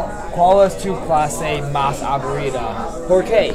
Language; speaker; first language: Spanish; non-native, learner; English